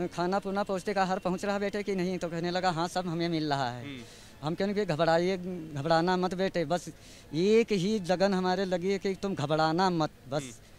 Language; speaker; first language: Hindi; native; Hindi